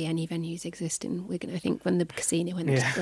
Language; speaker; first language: English; native; English